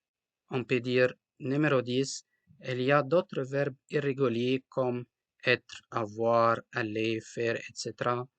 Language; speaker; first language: French; non-native, local second language; Arabic